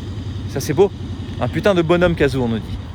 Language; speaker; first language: French; native; French